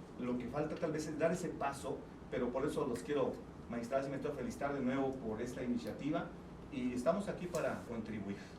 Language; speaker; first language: Spanish; non-native, local second language; Tzeltal